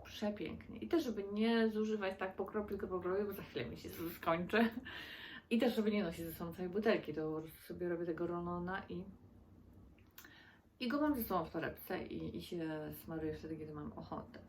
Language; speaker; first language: Polish; native; Polish